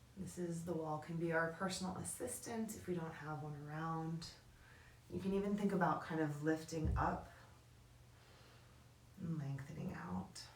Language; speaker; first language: English; native; English